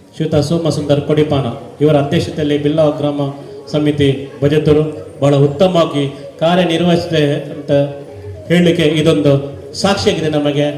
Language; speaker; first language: Kannada; non-native, local second language; Tulu